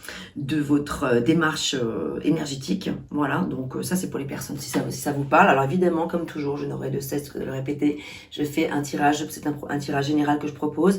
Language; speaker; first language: French; native; French